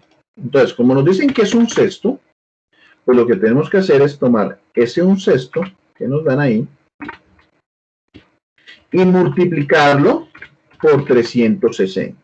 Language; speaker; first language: Spanish; native; Spanish